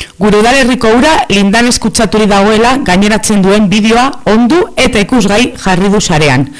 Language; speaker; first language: Basque; native; Basque